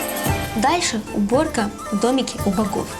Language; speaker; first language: Russian; native; Russian